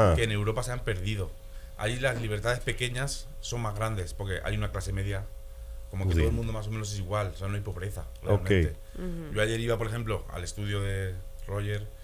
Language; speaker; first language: Spanish; native; Spanish